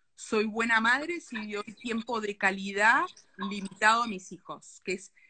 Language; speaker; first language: Spanish; native; Spanish